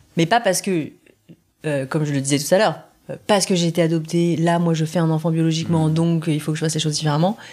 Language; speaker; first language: French; native; French